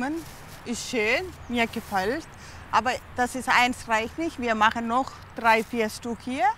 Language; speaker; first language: German; non-native, learner; Tamil